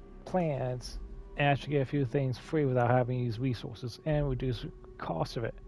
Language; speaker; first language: English; native; English